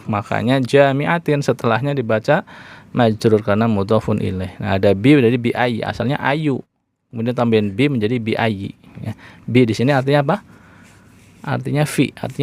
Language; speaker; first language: Indonesian; native; Indonesian